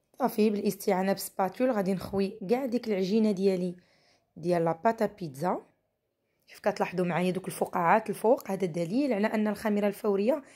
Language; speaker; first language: Arabic; native; Arabic